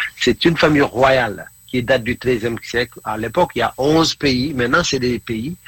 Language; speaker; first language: French; non-native, local second language; Mandingo